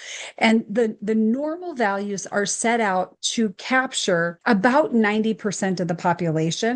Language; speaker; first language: English; native; English